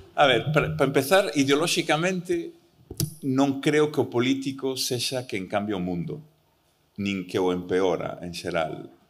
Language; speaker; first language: Galician; early bilingual, heritage; Galician